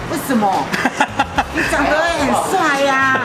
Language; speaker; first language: Chinese; native; Chinese